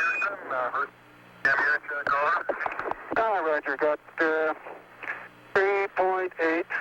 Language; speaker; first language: English; native; English